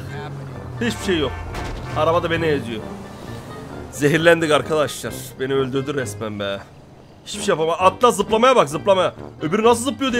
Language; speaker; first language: Turkish; native; Turkish